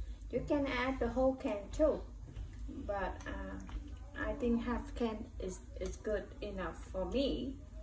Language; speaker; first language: English; non-native, learner; Vietnamese